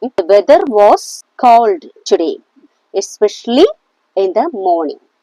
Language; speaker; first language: English; non-native, local second language; Malayalam